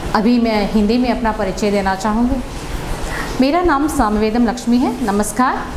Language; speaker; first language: Hindi; non-native, local second language; Telugu